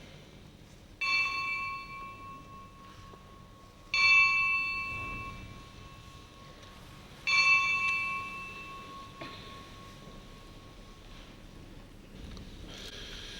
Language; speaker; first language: French; non-native, fluent; Italian